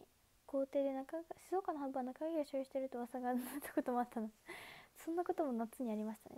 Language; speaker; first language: Japanese; native; Japanese